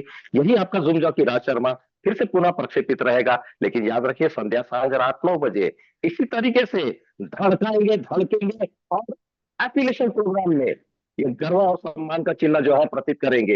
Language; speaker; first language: Hindi; native; Hindi